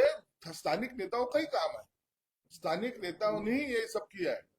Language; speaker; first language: Hindi; non-native, local second language; Marathi